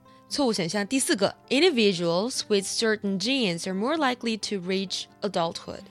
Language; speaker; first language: English; non-native, fluent; Chinese